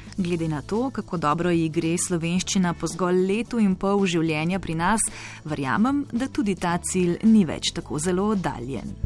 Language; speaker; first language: Slovenian; native; Slovenian